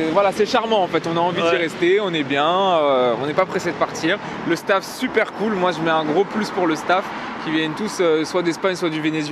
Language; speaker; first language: French; native; French